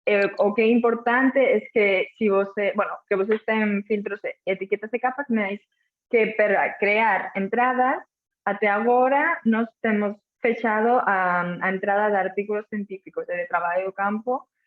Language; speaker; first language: Portuguese; non-native, fluent; Catalan